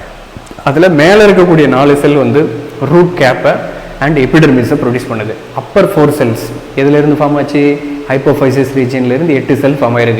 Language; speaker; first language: Tamil; native; Tamil